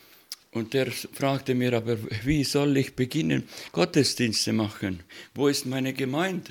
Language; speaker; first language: German; non-native, fluent; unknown